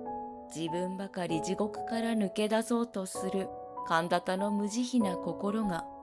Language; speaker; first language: Japanese; native; Japanese